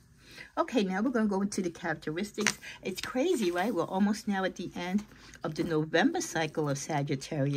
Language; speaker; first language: English; native; English